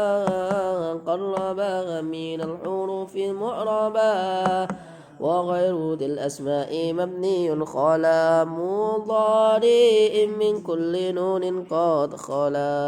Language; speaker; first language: Arabic; non-native, fluent; Indonesian